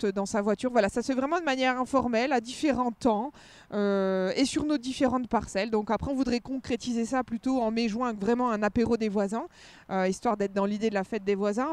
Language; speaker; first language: French; native; French